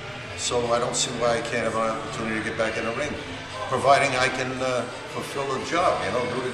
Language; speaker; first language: English; native; English